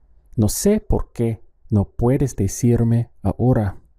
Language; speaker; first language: Spanish; non-native, fluent; English